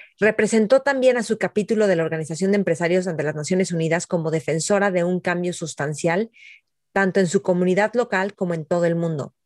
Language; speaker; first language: Spanish; native; Spanish